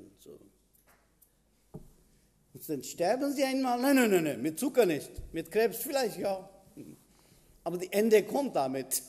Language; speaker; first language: German; non-native, fluent; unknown